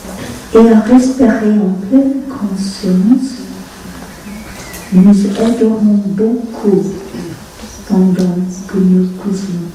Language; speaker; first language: French; non-native, fluent; Vietnamese